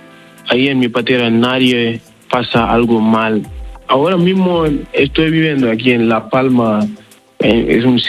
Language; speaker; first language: Spanish; non-native, learner; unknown